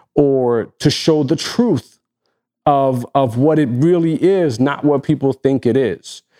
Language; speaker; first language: English; non-native, fluent; Arabic